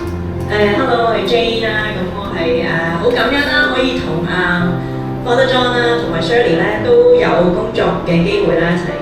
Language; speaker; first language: Cantonese; native; Cantonese